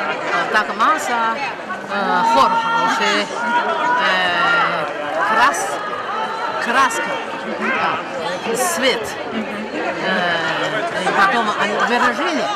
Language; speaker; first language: Russian; non-native, learner; Chinese